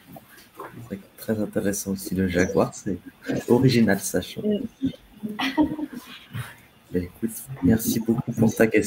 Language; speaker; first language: French; native; French